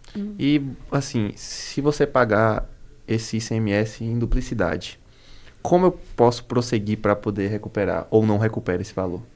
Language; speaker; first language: Portuguese; native; Portuguese